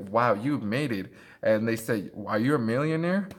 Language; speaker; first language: English; early bilingual, other home language; Spanish